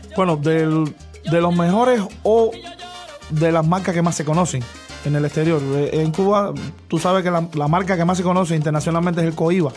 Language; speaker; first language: Spanish; native; Spanish